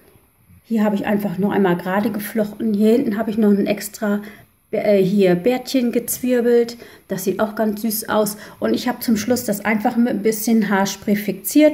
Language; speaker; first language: German; native; German